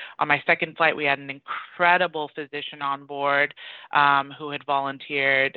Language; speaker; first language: English; early bilingual, other home language; Persian